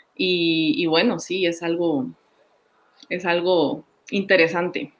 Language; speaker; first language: Spanish; native; Spanish